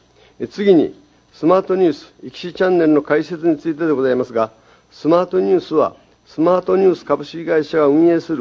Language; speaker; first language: Japanese; native; Japanese